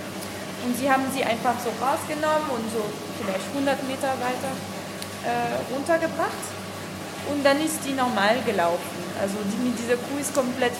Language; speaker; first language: German; non-native, learner; French